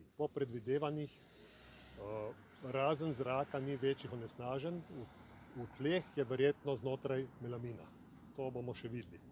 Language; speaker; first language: Slovenian; native; Slovenian